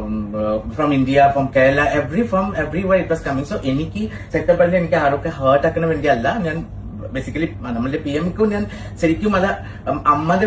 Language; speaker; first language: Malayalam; non-native, fluent; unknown